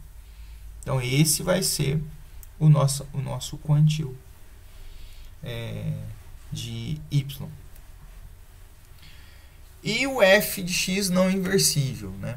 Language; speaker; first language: Portuguese; native; Portuguese